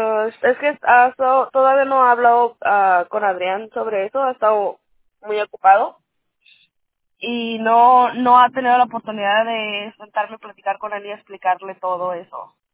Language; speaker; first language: Spanish; native; Spanish